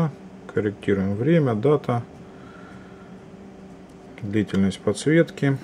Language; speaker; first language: Russian; native; Russian